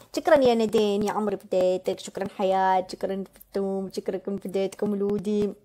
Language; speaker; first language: Arabic; native; Arabic